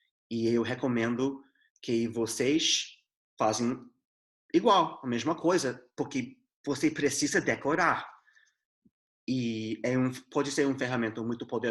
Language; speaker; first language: Portuguese; non-native, fluent; English